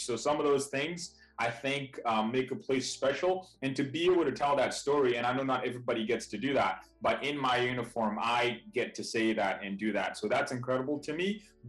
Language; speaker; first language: English; non-native, fluent; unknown